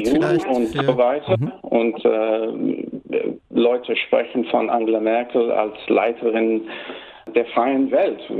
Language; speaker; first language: German; early bilingual, heritage; German